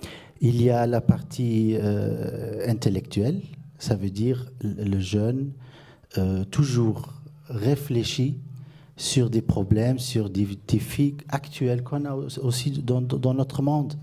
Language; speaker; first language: French; non-native, fluent; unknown